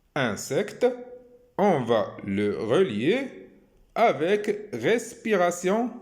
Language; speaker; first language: French; non-native, local second language; Arabic